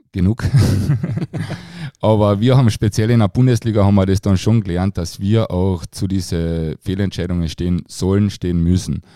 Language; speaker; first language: German; native; German